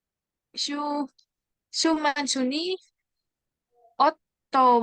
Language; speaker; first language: Japanese; non-native, learner; Indonesian